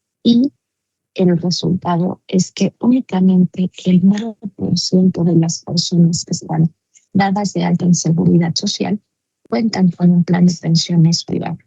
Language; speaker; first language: Spanish; native; Spanish